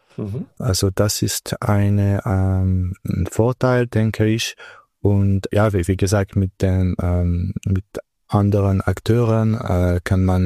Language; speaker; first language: German; non-native, local second language; French